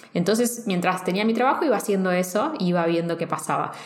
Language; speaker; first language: Spanish; native; Spanish